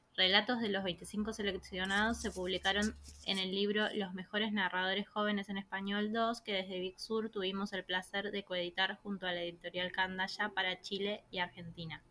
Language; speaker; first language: Spanish; native; Spanish